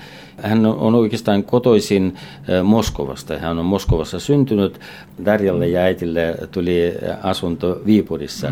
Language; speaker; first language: Finnish; non-native, fluent; Russian